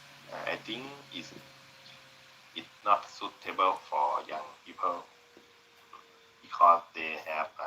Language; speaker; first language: English; non-native, learner; Thai